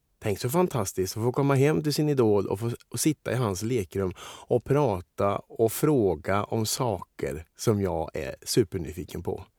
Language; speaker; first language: Swedish; native; Swedish